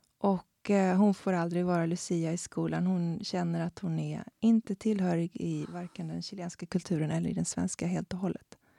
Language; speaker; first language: Swedish; native; Swedish